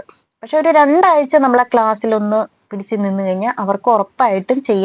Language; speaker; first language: Malayalam; native; Malayalam